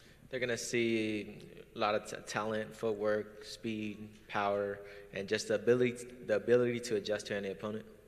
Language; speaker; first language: English; early bilingual, other home language; Spanish